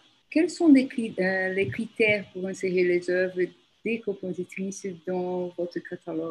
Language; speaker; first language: French; non-native, fluent; Portuguese